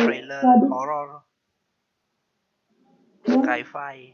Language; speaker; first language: English; non-native, learner; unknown